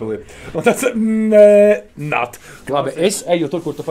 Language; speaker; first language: Latvian; native; Latvian